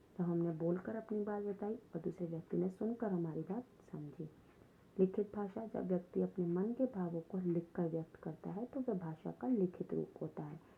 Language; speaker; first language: Hindi; native; Hindi